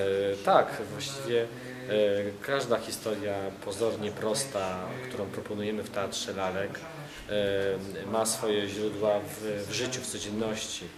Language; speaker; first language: Polish; native; Polish